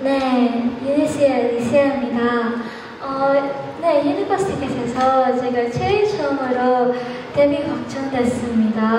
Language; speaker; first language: Korean; non-native, fluent; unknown